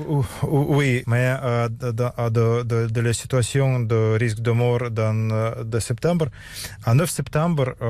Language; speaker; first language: French; non-native, learner; Russian